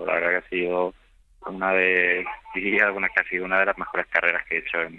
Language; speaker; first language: Spanish; native; Spanish